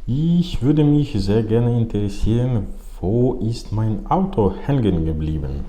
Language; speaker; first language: German; non-native, learner; Ukrainian